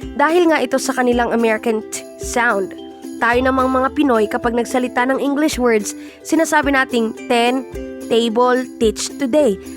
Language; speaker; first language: Filipino; native; Filipino